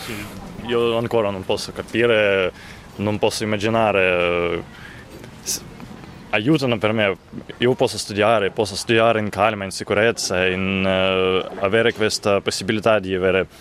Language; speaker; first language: Italian; non-native, learner; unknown